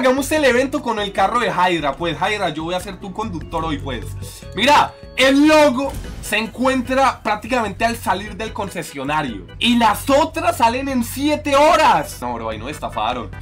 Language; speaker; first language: Spanish; native; Spanish